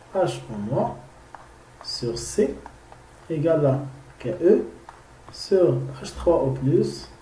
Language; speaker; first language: French; non-native, local second language; Arabic